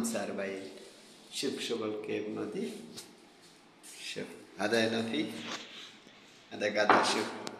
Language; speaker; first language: Arabic; non-native, learner; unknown